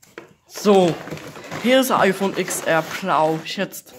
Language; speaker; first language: German; non-native, learner; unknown